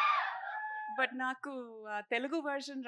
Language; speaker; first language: Telugu; non-native, learner; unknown